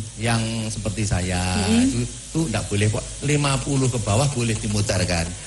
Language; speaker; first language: Indonesian; non-native, local second language; Javanese